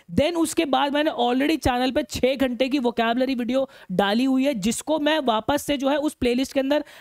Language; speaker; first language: Hindi; native; Hindi